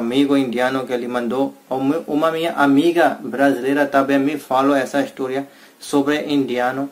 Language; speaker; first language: Portuguese; non-native, learner; Hindi